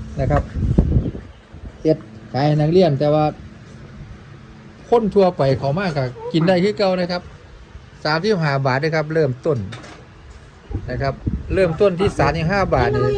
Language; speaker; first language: Thai; non-native, local second language; Northeastern Thai